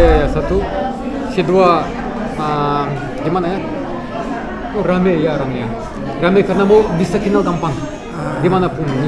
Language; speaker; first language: Indonesian; non-native, fluent; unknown